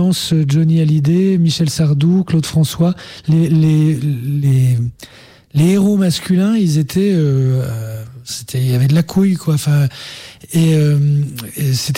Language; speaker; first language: French; native; French